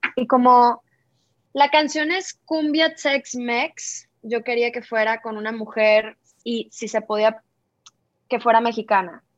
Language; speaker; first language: Spanish; native; Spanish